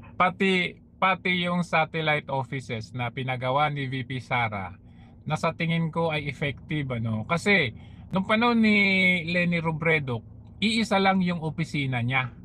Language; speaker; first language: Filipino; native; Filipino